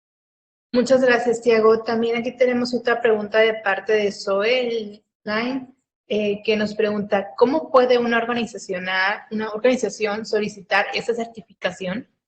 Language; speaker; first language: Spanish; native; Spanish